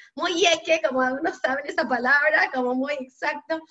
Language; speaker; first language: Spanish; non-native, fluent; English